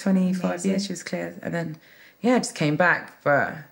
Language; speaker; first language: English; native; English